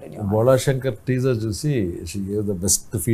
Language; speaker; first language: Telugu; native; Telugu